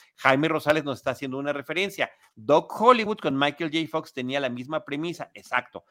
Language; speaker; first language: Spanish; native; Spanish